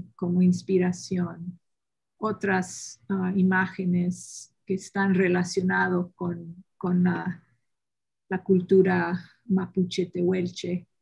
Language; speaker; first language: Spanish; early bilingual, heritage; Spanish